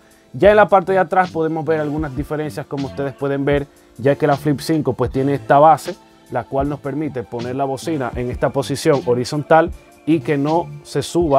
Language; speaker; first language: Spanish; native; Spanish